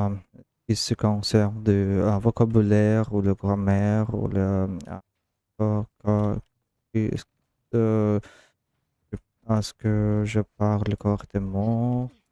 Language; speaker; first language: French; non-native, learner; Russian